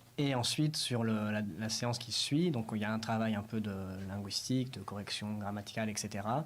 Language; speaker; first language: French; native; French